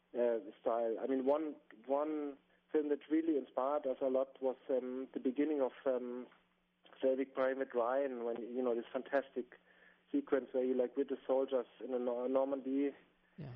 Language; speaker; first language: English; non-native, fluent; German